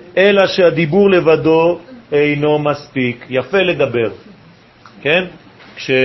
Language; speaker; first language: Hebrew; non-native, fluent; French